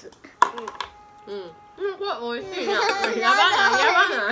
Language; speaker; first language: Japanese; native; Japanese